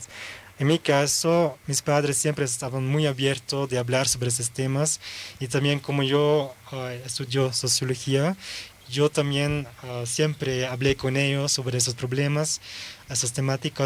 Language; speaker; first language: Spanish; early bilingual, heritage; Dutch